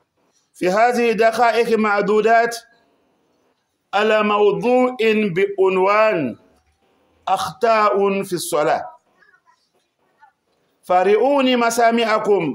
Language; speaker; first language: Arabic; non-native, fluent; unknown